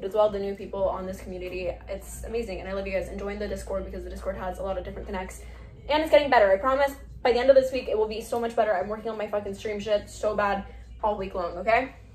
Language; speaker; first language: English; early bilingual, other home language; Spanish